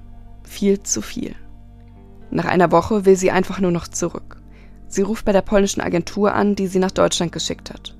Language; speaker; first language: German; native; German